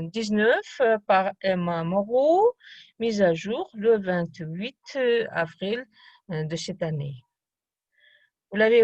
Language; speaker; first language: French; non-native, fluent; Kazakh